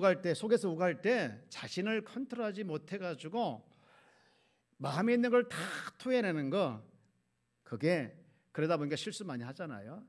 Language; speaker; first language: Korean; native; Korean